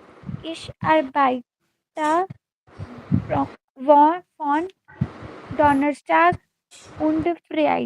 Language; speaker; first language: German; non-native, learner; Hindi